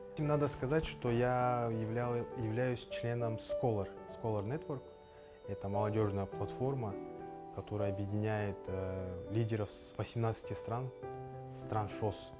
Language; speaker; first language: Russian; non-native, local second language; Kyrgyz